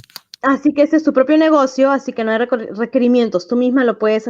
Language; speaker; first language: Spanish; native; Spanish